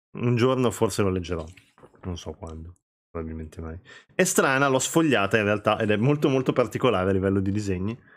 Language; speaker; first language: Italian; native; Italian